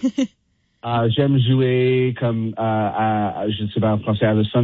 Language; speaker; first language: French; non-native, learner; English